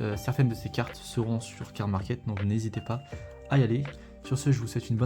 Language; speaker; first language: French; native; French